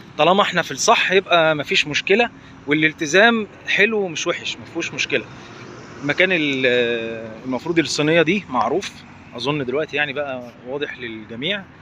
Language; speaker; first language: Egyptian Arabic; native; Egyptian Arabic